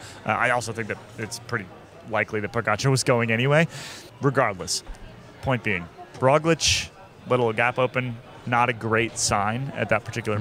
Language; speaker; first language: English; native; English